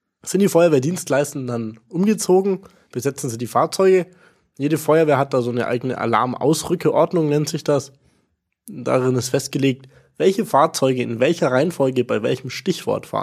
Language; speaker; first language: German; native; German